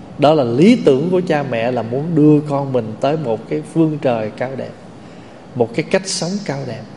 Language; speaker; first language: Vietnamese; native; Vietnamese